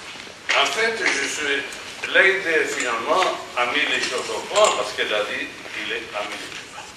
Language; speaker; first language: French; non-native, fluent; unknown